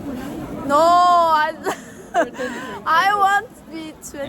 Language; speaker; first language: English; non-native, learner; Korean